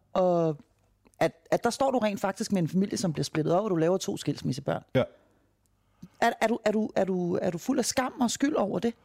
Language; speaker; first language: Danish; native; Danish